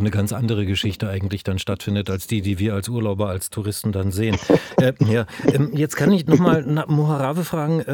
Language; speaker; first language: German; native; German